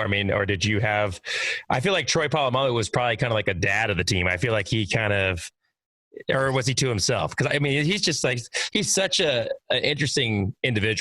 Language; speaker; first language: English; native; English